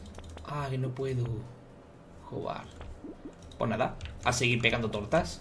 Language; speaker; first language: Spanish; native; Spanish